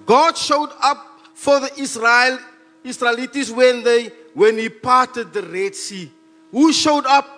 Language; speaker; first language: English; non-native, local second language; Afrikaans